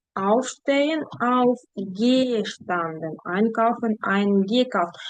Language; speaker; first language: German; non-native, fluent; Ukrainian